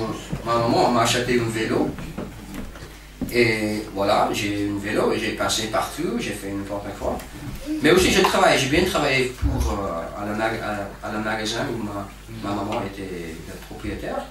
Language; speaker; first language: French; non-native, fluent; English